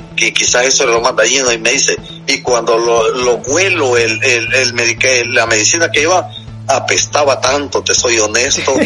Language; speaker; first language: Spanish; native; Spanish